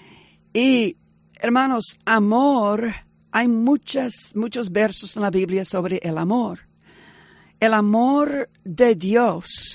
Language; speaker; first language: Spanish; early bilingual, heritage; Spanish